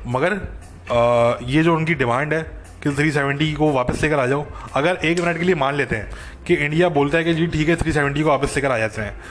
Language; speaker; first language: Hindi; native; Hindi